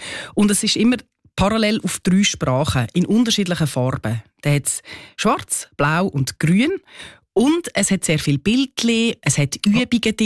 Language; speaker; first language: German; native; German